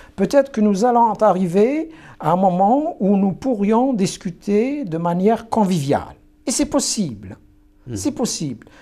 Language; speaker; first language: French; non-native, local second language; Kabyle